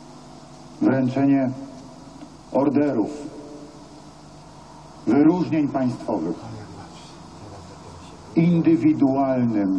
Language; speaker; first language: Polish; native; Polish